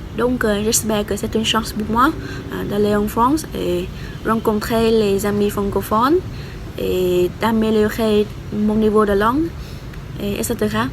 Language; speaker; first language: French; non-native, fluent; Vietnamese